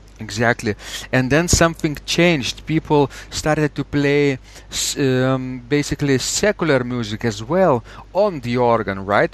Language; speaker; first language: English; non-native, fluent; Lithuanian